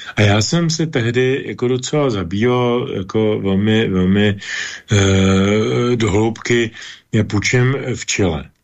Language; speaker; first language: Czech; native; Czech